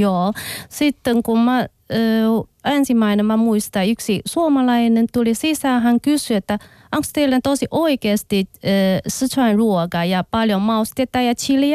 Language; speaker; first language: Finnish; non-native, learner; Chinese